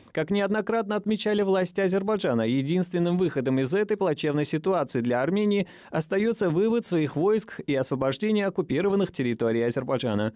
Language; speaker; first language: Russian; non-native, local second language; Azerbaijani